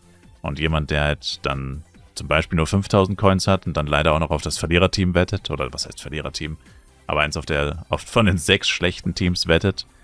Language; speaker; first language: German; native; German